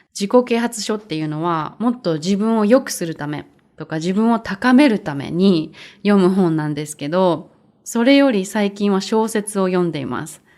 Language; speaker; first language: Japanese; native; Japanese